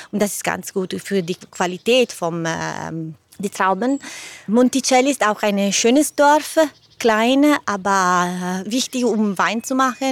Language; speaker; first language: German; non-native, learner; Italian